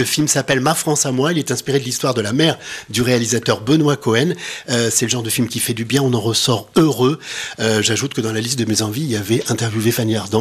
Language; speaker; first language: French; native; French